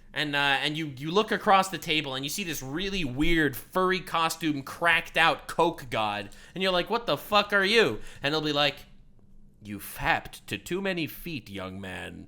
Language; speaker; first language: English; native; English